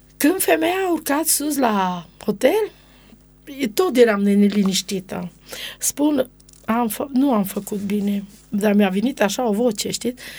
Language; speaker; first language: Romanian; non-native, local second language; Romany